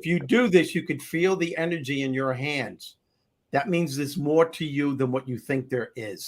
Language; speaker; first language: English; native; English